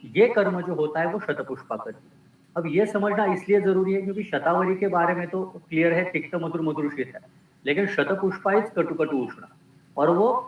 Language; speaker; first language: Hindi; non-native, local second language; Marathi